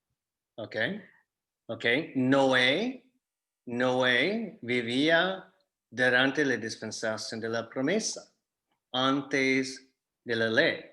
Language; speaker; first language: Spanish; non-native, fluent; English